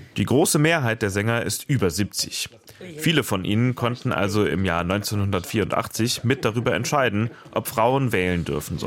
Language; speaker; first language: German; native; German